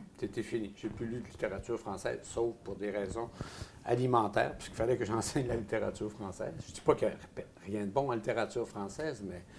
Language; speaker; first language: French; native; French